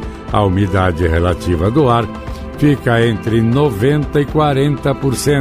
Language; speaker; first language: Portuguese; native; Portuguese